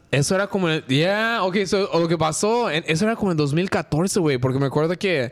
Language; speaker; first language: Spanish; early bilingual, heritage; Spanish